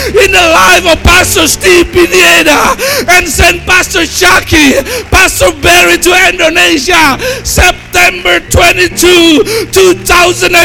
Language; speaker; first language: English; non-native, fluent; Indonesian